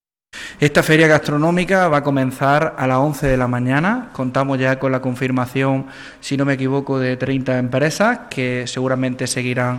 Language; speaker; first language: Spanish; native; Spanish